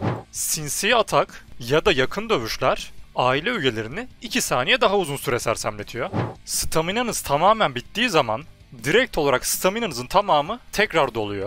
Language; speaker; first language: Turkish; native; Turkish